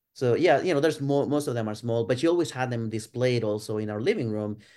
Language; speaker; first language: English; non-native, fluent; Spanish